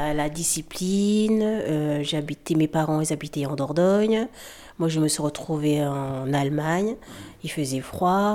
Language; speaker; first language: French; native; French